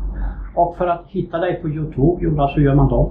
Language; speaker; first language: Swedish; native; Swedish